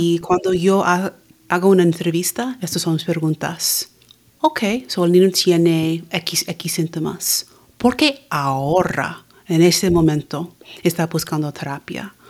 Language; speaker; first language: Spanish; early bilingual, heritage; Spanish